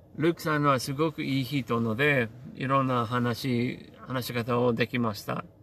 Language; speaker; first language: Japanese; non-native, learner; English